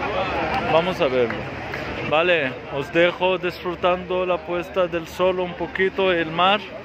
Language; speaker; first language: Spanish; non-native, fluent; Arabic